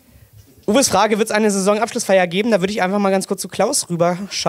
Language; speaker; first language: German; native; German